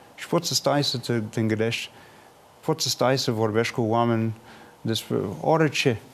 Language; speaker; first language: Romanian; non-native, fluent; English